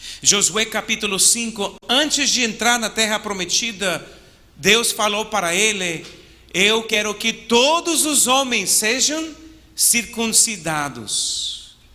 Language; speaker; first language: Portuguese; non-native, fluent; English